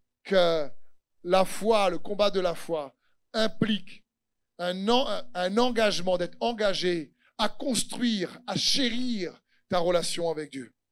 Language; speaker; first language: French; native; French